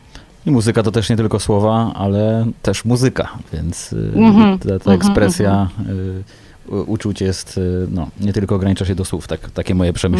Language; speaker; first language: Polish; native; Polish